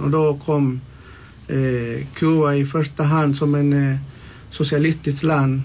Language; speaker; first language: Swedish; non-native, local second language; Spanish